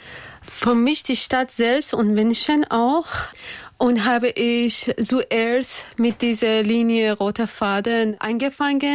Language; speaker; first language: German; non-native, learner; Persian